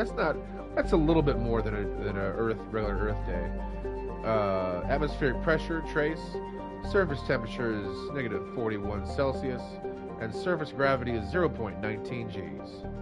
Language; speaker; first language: English; native; English